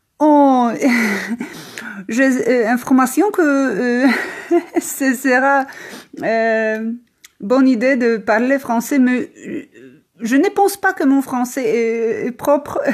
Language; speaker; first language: French; non-native, learner; Polish